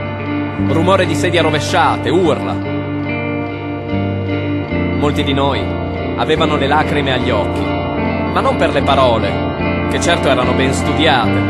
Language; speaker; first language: Italian; native; Italian